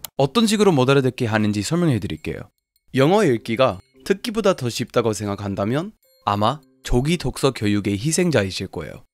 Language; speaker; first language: Korean; non-native, fluent; English